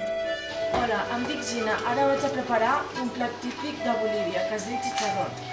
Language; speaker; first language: Catalan; early bilingual, other home language; Spanish